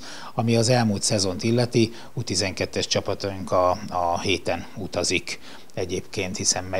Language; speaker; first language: Hungarian; native; Hungarian